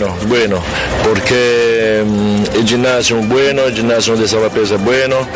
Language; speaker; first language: Spanish; non-native, learner; Italian